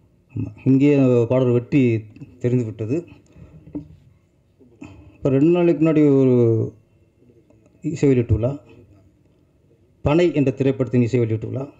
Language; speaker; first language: Tamil; native; Tamil